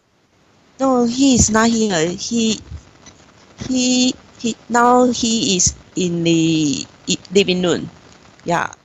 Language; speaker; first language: English; non-native, learner; Chinese